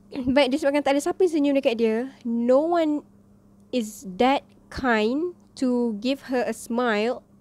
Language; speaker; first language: English; non-native, local second language; Malay